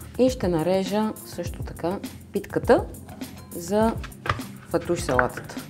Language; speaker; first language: Bulgarian; early bilingual, other home language; Arabic